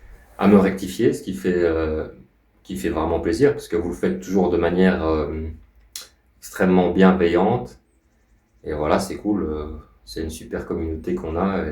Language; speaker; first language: French; native; French